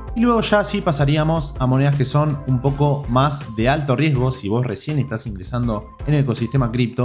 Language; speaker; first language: Spanish; native; Spanish